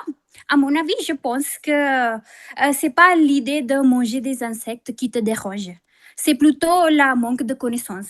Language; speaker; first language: French; non-native, fluent; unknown